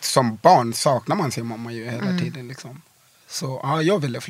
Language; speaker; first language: Swedish; early bilingual, other home language; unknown